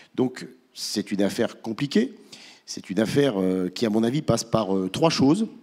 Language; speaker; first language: French; native; French